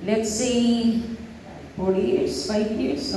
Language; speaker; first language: English; non-native, local second language; Filipino